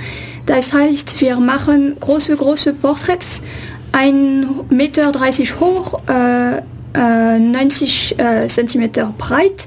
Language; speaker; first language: German; non-native, fluent; French